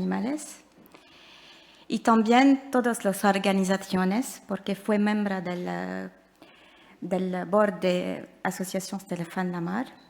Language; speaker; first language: Spanish; non-native, learner; French